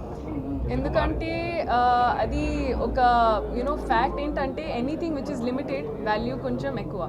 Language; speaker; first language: Telugu; non-native, learner; Haryanvi